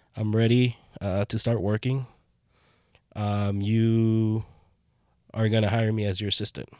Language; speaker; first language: English; native; English